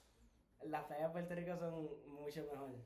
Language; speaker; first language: Spanish; native; Spanish